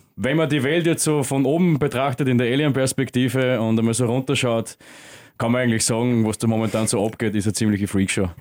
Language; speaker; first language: German; native; German